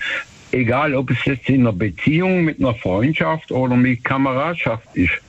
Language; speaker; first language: German; native; German